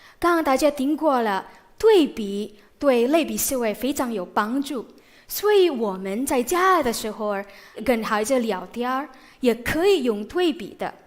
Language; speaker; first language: Chinese; non-native, fluent; Indonesian